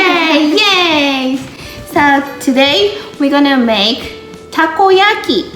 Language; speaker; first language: English; non-native, fluent; Japanese